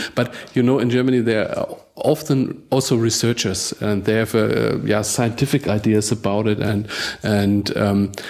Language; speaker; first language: English; non-native, fluent; German